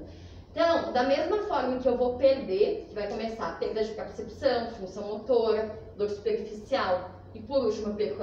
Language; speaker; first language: Portuguese; native; Portuguese